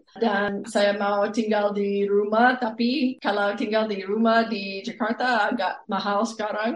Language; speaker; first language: Indonesian; non-native, fluent; English